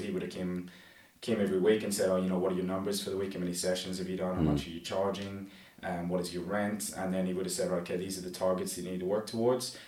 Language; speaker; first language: English; native; English